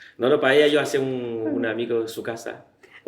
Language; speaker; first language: Spanish; non-native, learner; Chinese